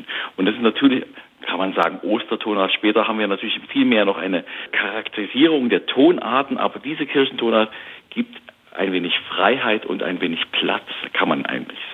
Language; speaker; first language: German; native; German